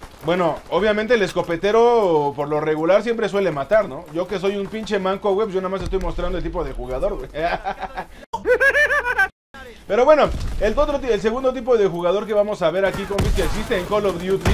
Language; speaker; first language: Spanish; native; Spanish